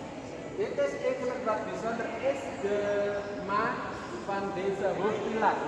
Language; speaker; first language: Dutch; non-native, learner; Indonesian